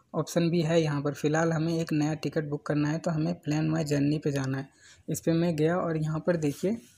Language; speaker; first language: Hindi; native; Hindi